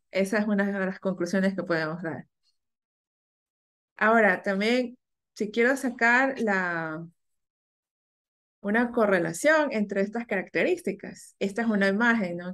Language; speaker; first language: Spanish; native; Spanish